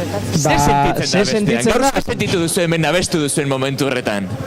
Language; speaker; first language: Basque; native; Basque